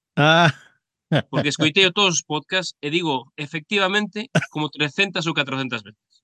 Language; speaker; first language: Galician; native; Galician